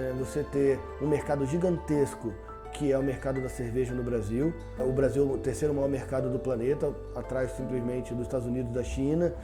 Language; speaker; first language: Portuguese; native; Portuguese